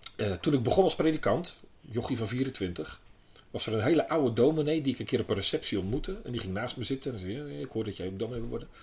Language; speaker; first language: Dutch; native; Dutch